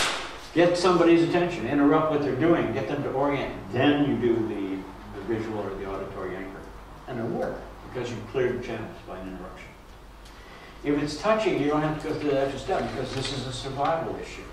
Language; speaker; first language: English; native; English